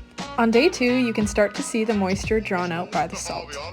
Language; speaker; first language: English; native; English